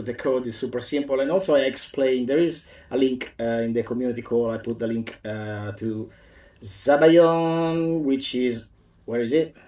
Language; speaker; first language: English; non-native, fluent; Italian